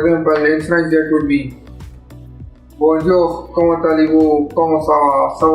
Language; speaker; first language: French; non-native, learner; English